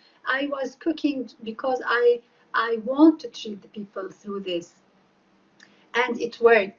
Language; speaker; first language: English; non-native, fluent; Arabic